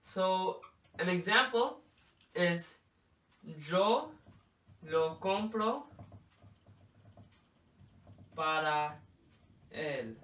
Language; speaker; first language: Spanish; non-native, learner; English